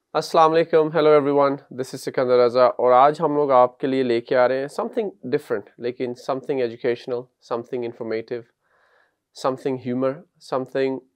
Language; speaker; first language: Urdu; native; Urdu